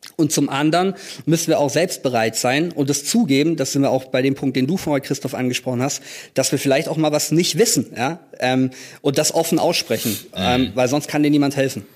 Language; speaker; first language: German; native; German